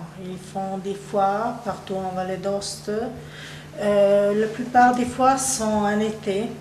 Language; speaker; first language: French; non-native, local second language; Italian